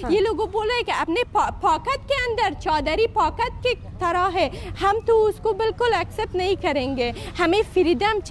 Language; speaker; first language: Hindi; non-native, learner; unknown